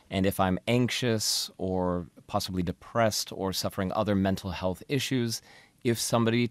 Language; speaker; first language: English; native; English